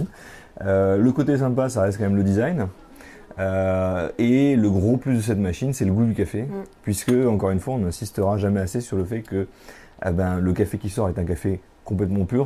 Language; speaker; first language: French; native; French